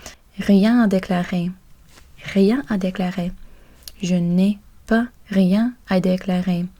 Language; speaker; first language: French; non-native, learner; English